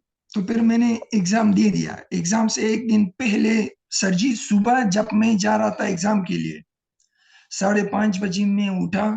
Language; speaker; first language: Hindi; non-native, learner; Pashto